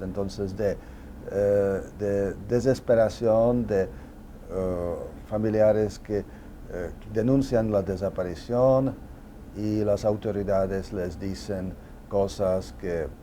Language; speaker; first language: Spanish; non-native, fluent; Czech